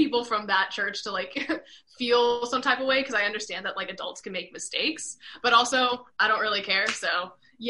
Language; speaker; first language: English; native; English